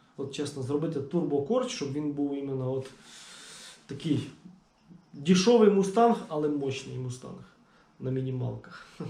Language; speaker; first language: Ukrainian; native; Ukrainian